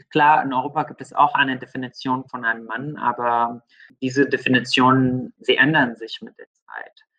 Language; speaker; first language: German; non-native, fluent; Arabic